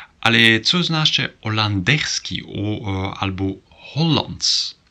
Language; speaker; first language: Polish; non-native, learner; Dutch